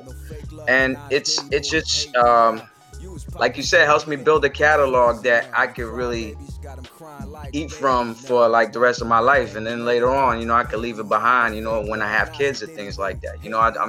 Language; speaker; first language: English; native; English